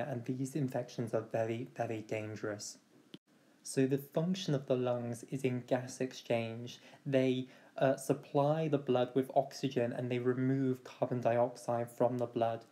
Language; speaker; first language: English; native; English